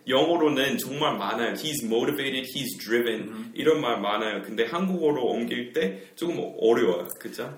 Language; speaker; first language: Korean; non-native, fluent; English